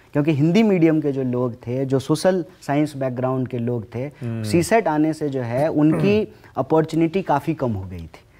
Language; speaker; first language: Hindi; native; Hindi